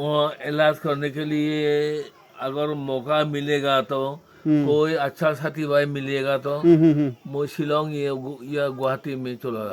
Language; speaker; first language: Hindi; non-native, local second language; Mizo